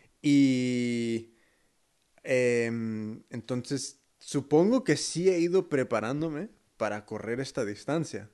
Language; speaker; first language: Spanish; early bilingual, heritage; Spanish